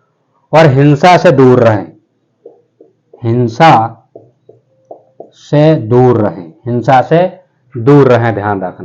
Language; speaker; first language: Hindi; native; Hindi